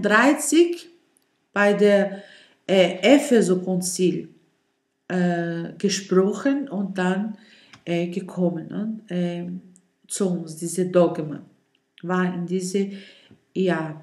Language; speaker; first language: German; non-native, learner; Portuguese